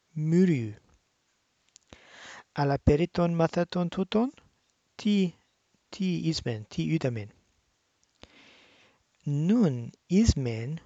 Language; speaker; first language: Greek; non-native, learner; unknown